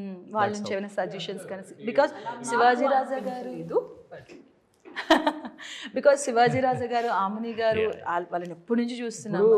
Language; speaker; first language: Telugu; native; Telugu